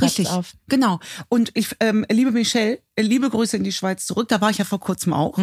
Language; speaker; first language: German; native; German